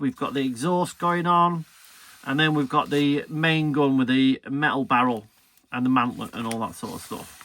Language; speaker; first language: English; native; English